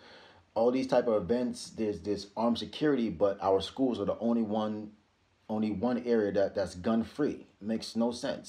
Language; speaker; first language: English; native; English